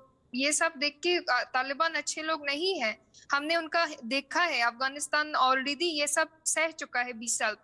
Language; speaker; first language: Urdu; non-native, fluent; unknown